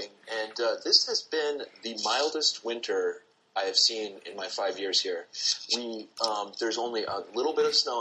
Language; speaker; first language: English; native; English